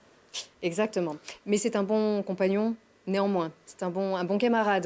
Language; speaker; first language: French; native; French